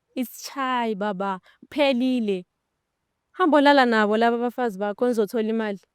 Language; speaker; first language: Zulu; non-native, local second language; Northern Sotho